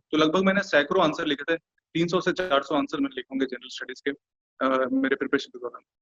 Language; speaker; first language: Hindi; non-native, local second language; Bhojpuri